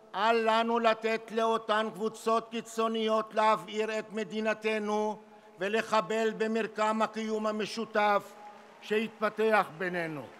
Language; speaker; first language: Hebrew; non-native, local second language; Arabic